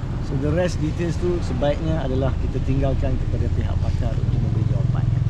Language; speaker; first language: Malay; native; Malay